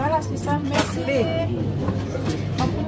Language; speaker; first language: French; non-native, fluent; Thai